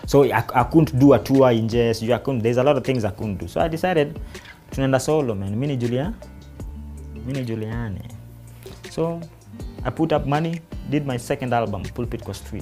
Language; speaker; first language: English; non-native, local second language; Swahili